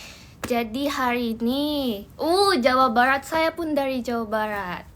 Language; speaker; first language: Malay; non-native, learner; Indonesian